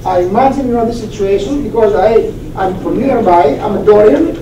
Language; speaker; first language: English; non-native, fluent; Greek